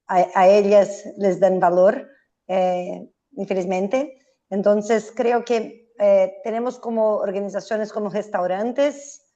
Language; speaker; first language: Spanish; non-native, fluent; Portuguese